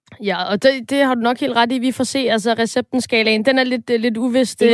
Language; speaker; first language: Danish; native; Danish